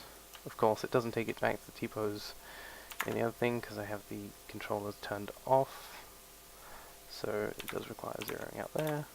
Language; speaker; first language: English; native; English